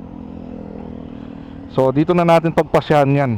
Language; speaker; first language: Filipino; native; Filipino